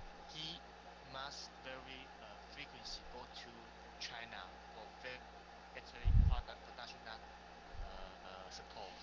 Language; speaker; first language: English; non-native, learner; Chinese